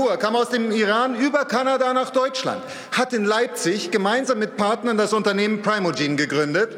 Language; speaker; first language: German; native; German